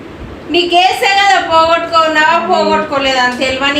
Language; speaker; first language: Telugu; native; Telugu